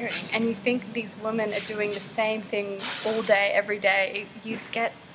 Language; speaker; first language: English; native; English